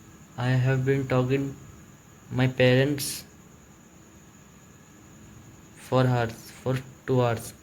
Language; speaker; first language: English; non-native, learner; Hindi